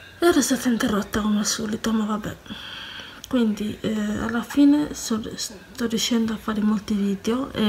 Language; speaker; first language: Italian; native; Italian